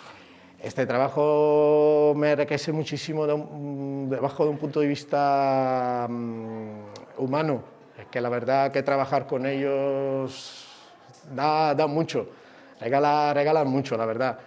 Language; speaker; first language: Spanish; non-native, fluent; Italian